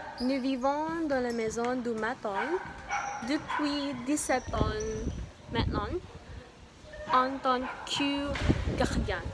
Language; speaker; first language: French; non-native, learner; Filipino